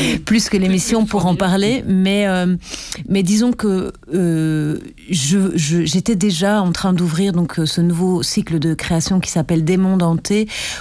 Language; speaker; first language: French; native; French